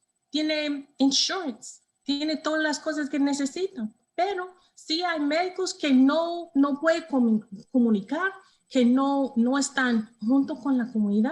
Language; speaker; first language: Spanish; non-native, learner; English